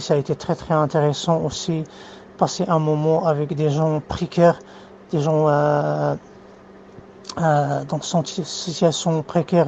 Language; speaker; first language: French; non-native, fluent; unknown